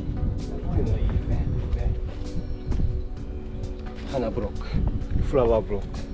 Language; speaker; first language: Japanese; native; Japanese